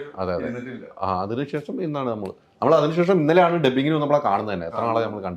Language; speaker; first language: Malayalam; native; Malayalam